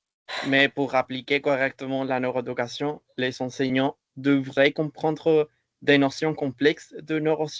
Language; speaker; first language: French; non-native, fluent; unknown